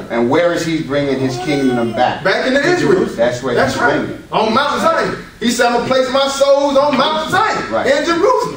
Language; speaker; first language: English; native; English